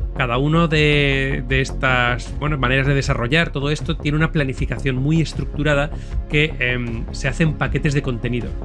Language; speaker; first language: Spanish; native; Spanish